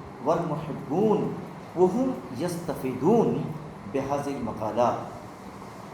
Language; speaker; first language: Arabic; non-native, fluent; Urdu